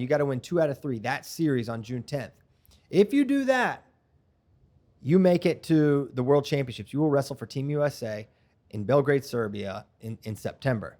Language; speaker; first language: English; native; English